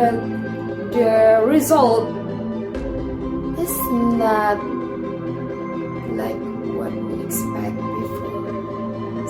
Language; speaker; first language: English; non-native, fluent; Indonesian